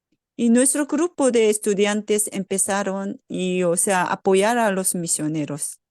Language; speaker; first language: Spanish; non-native, fluent; Korean